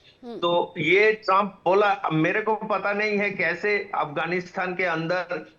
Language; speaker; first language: Hindi; non-native, local second language; Bangla